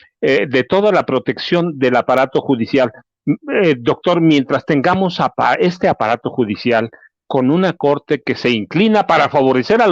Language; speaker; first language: Spanish; native; Spanish